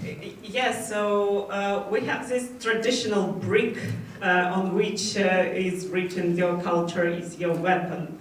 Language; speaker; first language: English; non-native, fluent; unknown